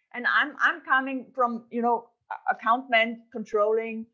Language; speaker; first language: English; non-native, fluent; German